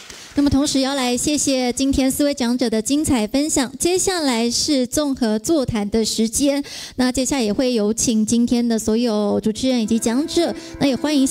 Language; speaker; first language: Chinese; native; Chinese